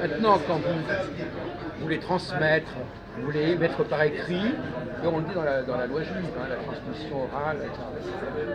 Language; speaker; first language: French; native; French